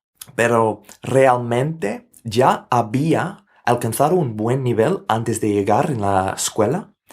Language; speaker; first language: Spanish; non-native, fluent; English